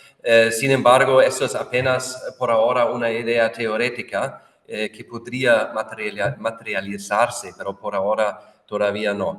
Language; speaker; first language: Spanish; non-native, fluent; German